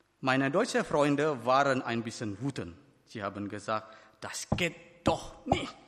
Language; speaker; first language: German; non-native, fluent; Batak Toba